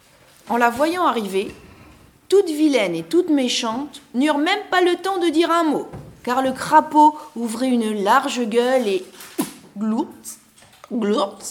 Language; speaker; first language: French; native; French